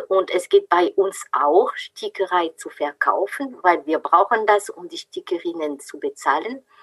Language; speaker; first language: German; non-native, fluent; French